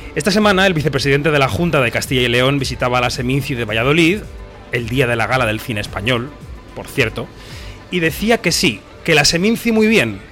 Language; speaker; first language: Spanish; native; Spanish